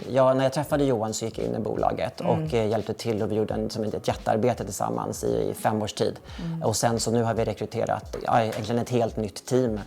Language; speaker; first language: Swedish; early bilingual, heritage; Swedish